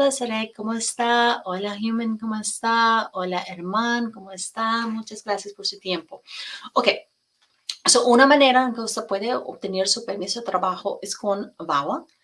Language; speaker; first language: Spanish; non-native, fluent; English